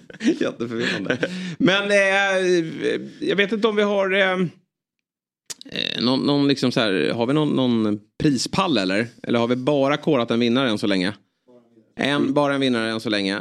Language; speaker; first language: Swedish; native; Swedish